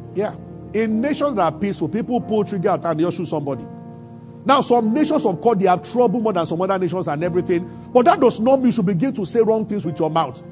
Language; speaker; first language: English; non-native, local second language; Yoruba